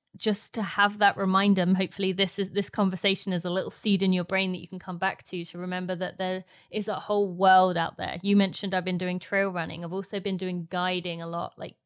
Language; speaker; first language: English; native; English